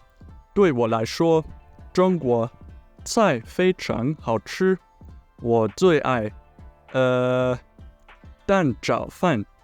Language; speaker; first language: Chinese; non-native, learner; German